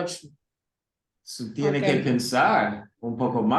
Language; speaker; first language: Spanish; non-native, learner; English